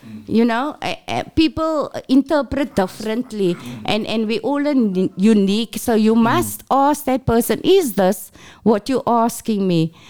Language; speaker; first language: English; non-native, local second language; Afrikaans